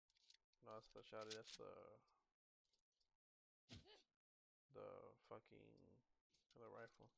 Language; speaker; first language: English; native; English